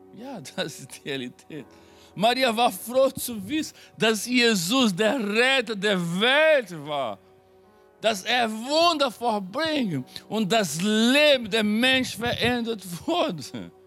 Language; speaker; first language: German; non-native, fluent; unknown